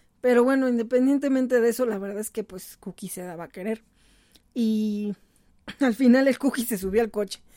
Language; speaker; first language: Spanish; native; Spanish